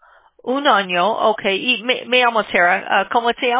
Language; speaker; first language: Spanish; non-native, learner; English